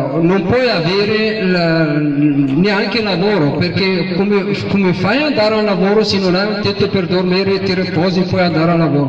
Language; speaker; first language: Italian; non-native, fluent; Arabic